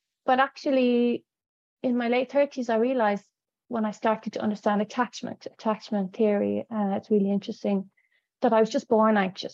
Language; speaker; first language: English; native; English